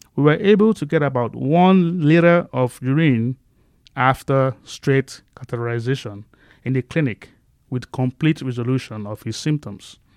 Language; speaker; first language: English; non-native, local second language; Igbo